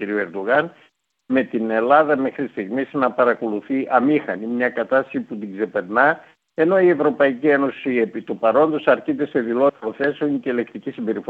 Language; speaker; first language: Greek; native; Greek